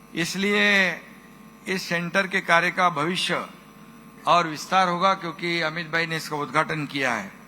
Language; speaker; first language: Hindi; non-native, local second language; Marathi